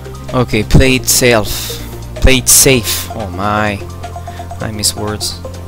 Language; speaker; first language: English; non-native, learner; French